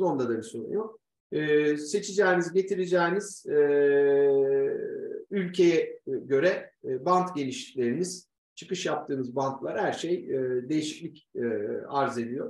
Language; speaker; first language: Turkish; native; Turkish